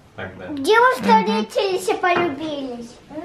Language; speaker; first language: Russian; native; Russian